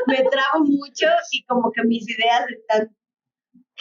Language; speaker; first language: Spanish; early bilingual, heritage; Spanish